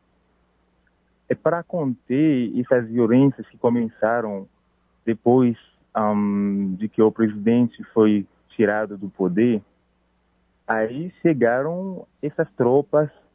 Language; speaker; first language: Portuguese; non-native, fluent; Haitian Creole